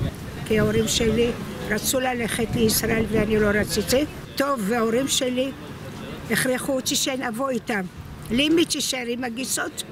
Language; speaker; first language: Hebrew; non-native, fluent; Arabic